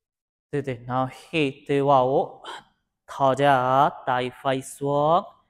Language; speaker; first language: Vietnamese; non-native, learner; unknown